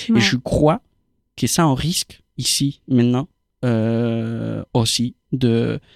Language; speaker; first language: French; non-native, fluent; Spanish